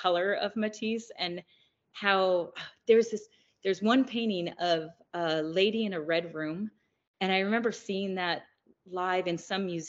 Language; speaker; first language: English; native; English